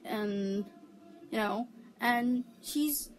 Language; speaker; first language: English; native; English